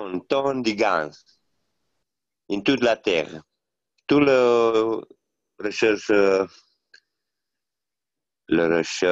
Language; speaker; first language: French; non-native, learner; Italian